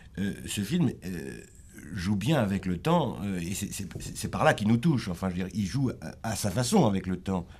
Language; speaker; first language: French; native; French